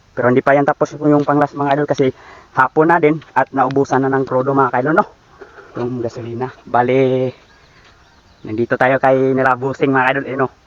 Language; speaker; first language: Filipino; non-native, local second language; Cebuano